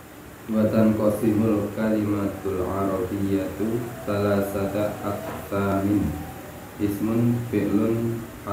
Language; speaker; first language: Arabic; non-native, learner; Indonesian